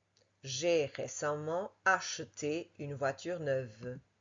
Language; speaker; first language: French; non-native, fluent; Portuguese